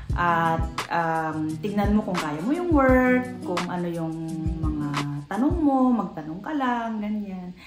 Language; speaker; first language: Filipino; native; Filipino